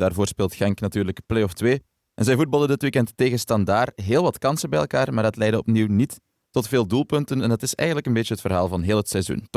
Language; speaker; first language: Dutch; native; Dutch